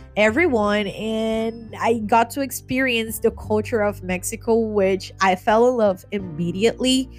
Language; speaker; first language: English; non-native, fluent; Portuguese